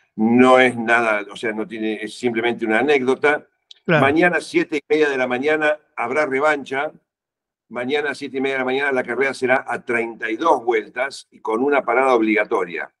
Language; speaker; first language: Spanish; native; Spanish